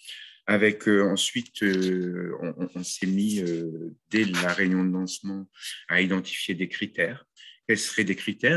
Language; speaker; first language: French; native; French